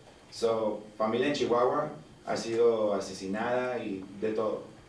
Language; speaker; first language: Spanish; early bilingual, heritage; Spanish